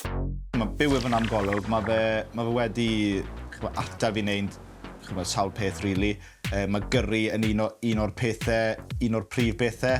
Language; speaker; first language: Welsh; native; Welsh